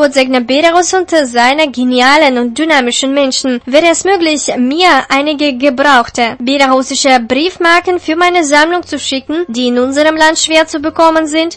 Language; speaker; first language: German; native; German